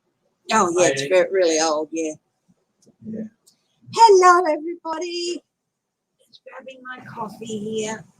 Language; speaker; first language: English; native; English